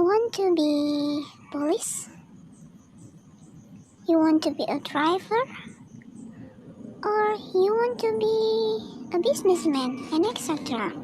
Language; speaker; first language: English; non-native, fluent; Indonesian